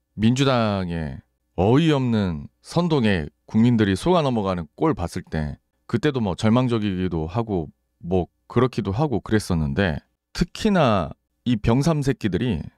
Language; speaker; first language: Korean; native; Korean